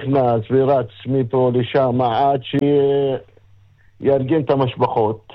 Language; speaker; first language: Hebrew; non-native, local second language; Arabic